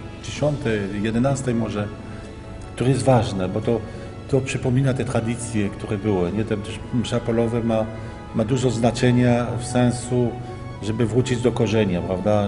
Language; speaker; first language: Polish; early bilingual, heritage; Polish